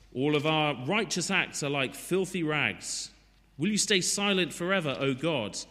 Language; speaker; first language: English; native; English